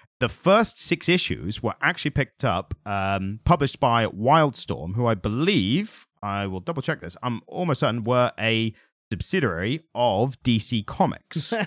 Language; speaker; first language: English; native; English